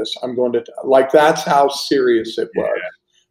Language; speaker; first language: English; native; English